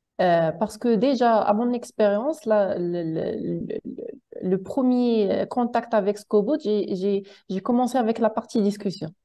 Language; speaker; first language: French; non-native, local second language; Arabic